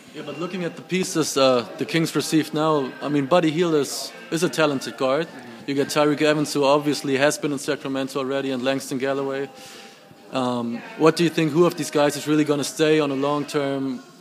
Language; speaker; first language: English; non-native, fluent; German